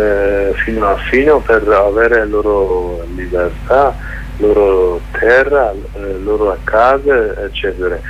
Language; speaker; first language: Italian; non-native, learner; Kurdish